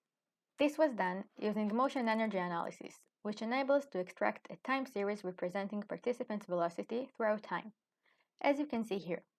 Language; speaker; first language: English; non-native, fluent; Hebrew